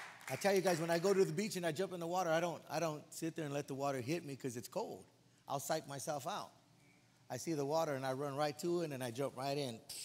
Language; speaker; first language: English; early bilingual, other home language; Spanish